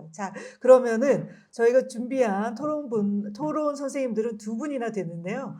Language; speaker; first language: Korean; native; Korean